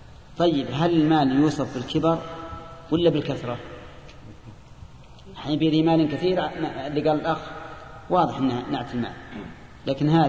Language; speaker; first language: Arabic; native; Arabic